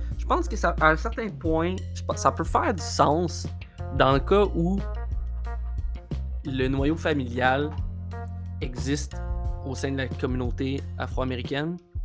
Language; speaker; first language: French; native; French